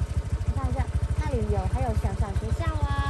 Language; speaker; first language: Chinese; non-native, fluent; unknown